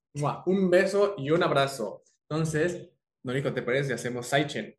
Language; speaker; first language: Spanish; native; Spanish